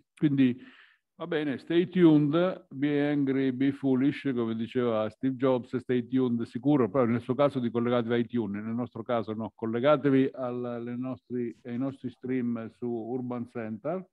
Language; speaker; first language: Italian; native; Italian